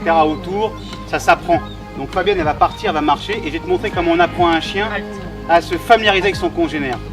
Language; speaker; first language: French; native; French